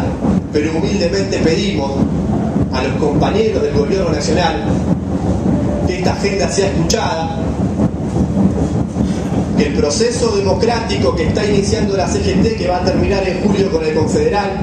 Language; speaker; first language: Spanish; native; Spanish